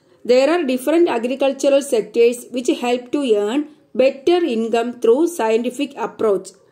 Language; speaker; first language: English; non-native, local second language; Malayalam